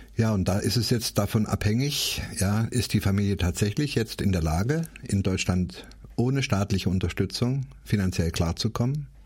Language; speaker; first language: German; native; German